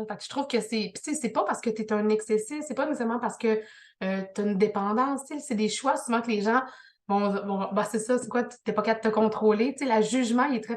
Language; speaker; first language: French; native; French